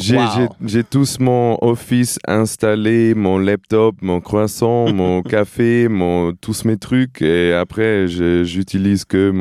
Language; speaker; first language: French; non-native, fluent; Portuguese